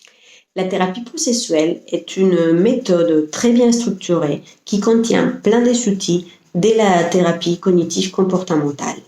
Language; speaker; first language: French; non-native, fluent; Spanish